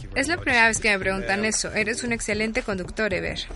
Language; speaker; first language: Spanish; non-native, fluent; English